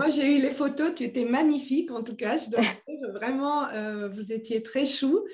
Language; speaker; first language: French; native; French